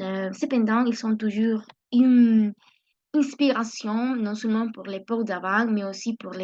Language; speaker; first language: French; non-native, learner; Spanish